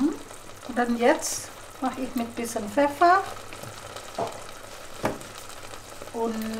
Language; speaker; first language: German; non-native, learner; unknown